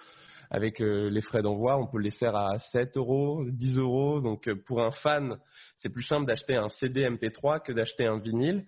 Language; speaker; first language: French; native; French